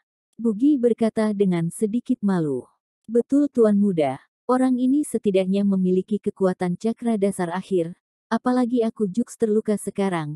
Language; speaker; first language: Indonesian; native; Indonesian